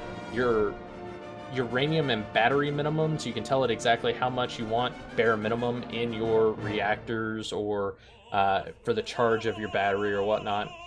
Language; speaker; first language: English; native; English